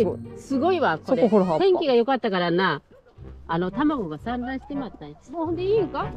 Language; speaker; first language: Japanese; native; Japanese